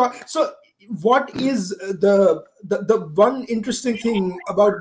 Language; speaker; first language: English; non-native, local second language; Gujarati